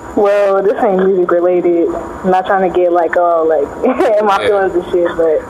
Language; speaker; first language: English; native; English